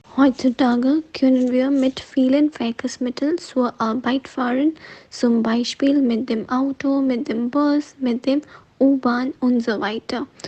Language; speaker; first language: German; non-native, learner; Hindi